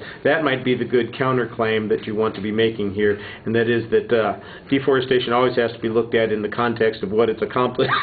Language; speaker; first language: English; native; English